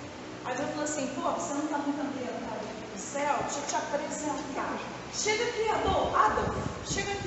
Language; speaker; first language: Portuguese; native; Portuguese